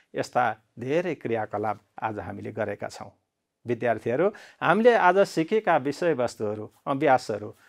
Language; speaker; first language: Nepali; native; Nepali